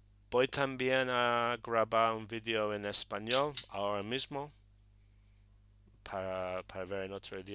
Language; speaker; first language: Spanish; non-native, fluent; English